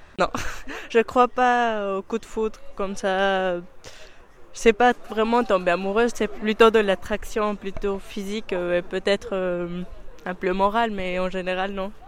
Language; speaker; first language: French; non-native, fluent; Spanish